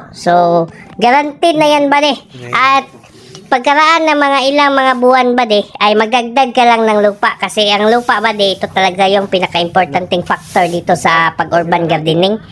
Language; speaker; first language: Filipino; non-native, local second language; Cebuano